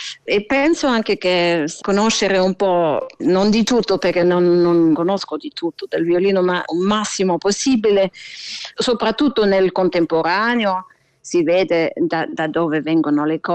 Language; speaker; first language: Italian; non-native, fluent; German